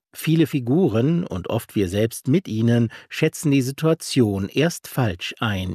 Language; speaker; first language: German; native; German